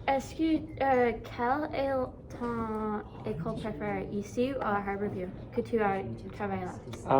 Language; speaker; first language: French; non-native, learner; English